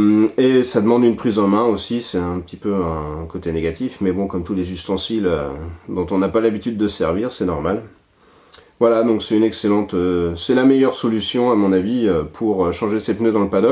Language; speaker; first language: French; native; French